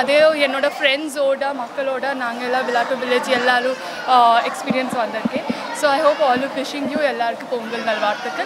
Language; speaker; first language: Tamil; non-native, learner; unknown